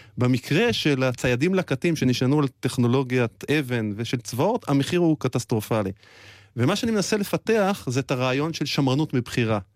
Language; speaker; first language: Hebrew; native; Hebrew